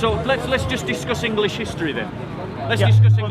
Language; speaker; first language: English; native; English